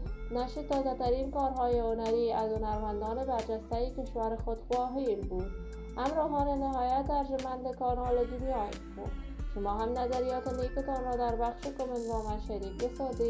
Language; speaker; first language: Persian; native; Persian